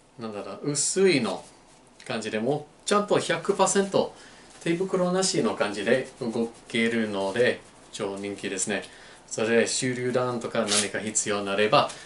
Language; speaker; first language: Japanese; non-native, learner; English